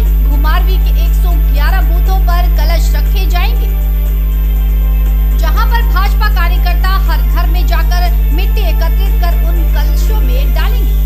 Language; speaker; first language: Hindi; native; Hindi